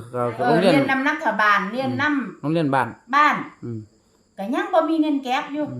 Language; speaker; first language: Thai; non-native, fluent; Vietnamese